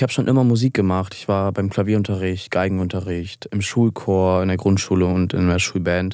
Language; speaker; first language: German; native; German